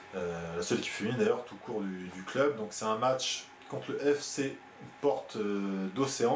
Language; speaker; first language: French; native; French